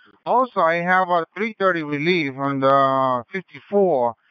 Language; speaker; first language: English; early bilingual, other home language; Spanish